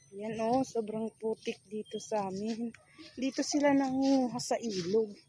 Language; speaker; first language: Filipino; non-native, local second language; Waray